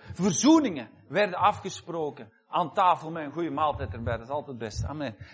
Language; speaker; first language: Dutch; native; Dutch